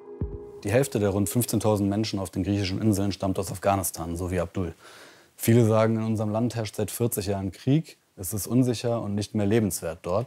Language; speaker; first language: German; native; German